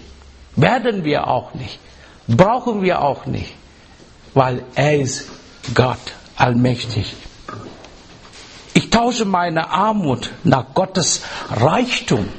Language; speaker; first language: German; non-native, fluent; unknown